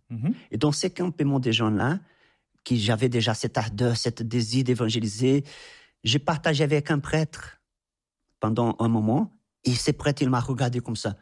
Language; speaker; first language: French; non-native, fluent; Portuguese